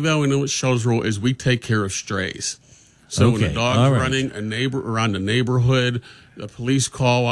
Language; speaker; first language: English; native; English